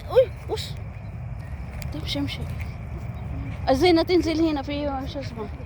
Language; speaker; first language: Arabic; non-native, learner; Filipino